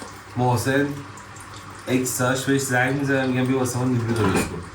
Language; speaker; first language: Persian; native; Persian